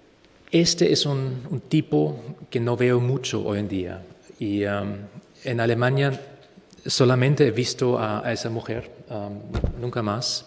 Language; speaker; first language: Spanish; non-native, fluent; German